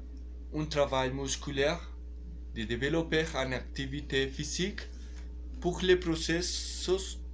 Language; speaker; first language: French; non-native, learner; Spanish